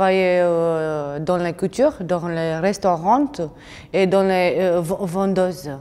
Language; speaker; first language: French; non-native, learner; Romanian